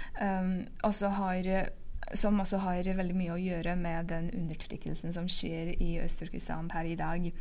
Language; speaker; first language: Norwegian; non-native, fluent; Uyghur